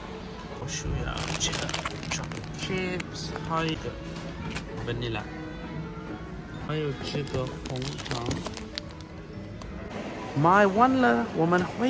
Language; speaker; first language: Chinese; non-native, learner; English